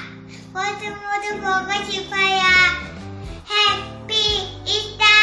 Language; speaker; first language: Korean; early bilingual, heritage; Korean